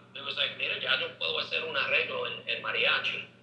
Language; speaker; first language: Spanish; non-native, learner; English